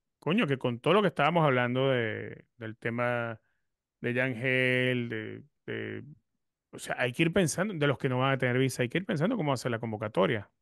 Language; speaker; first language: Spanish; native; Spanish